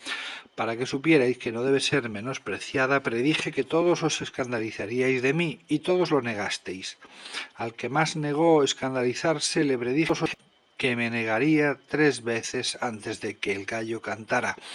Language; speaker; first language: Spanish; native; Spanish